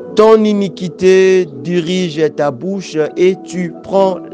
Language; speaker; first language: French; non-native, local second language; Lingala